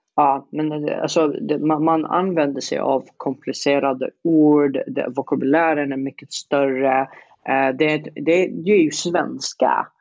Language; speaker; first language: Swedish; non-native, fluent; Arabic